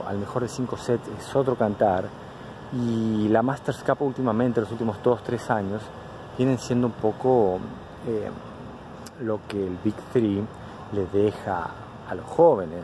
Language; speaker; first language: Spanish; native; Spanish